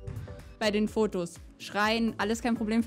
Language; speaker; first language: German; native; German